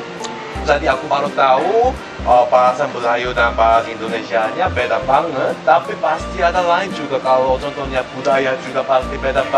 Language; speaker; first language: Indonesian; non-native, fluent; Korean